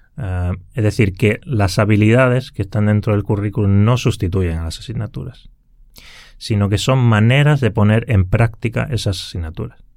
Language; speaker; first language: Spanish; native; Spanish